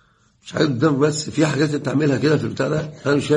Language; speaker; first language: Arabic; native; Arabic